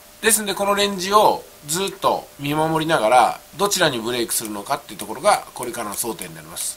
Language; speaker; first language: Japanese; native; Japanese